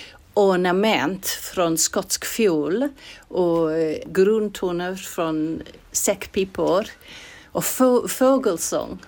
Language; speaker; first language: Swedish; non-native, fluent; English